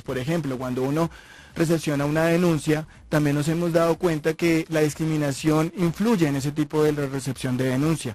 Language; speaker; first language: Spanish; native; Spanish